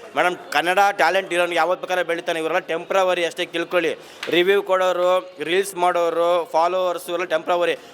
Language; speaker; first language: Kannada; native; Kannada